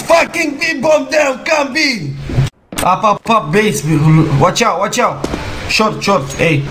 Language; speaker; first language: English; non-native, fluent; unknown